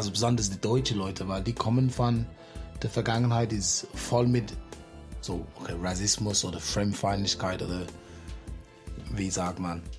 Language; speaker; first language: German; non-native, fluent; English